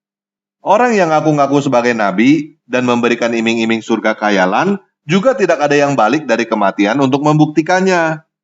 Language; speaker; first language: Indonesian; native; Indonesian